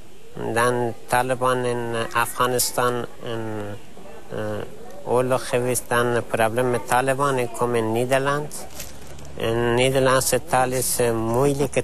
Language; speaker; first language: Dutch; non-native, learner; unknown